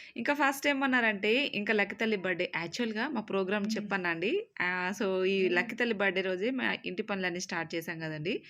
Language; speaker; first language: Telugu; native; Telugu